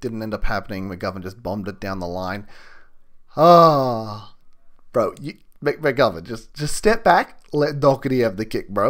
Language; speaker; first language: English; native; English